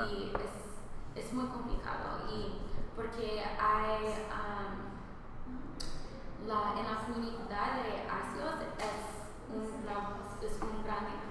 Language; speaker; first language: Spanish; early bilingual, heritage; Spanish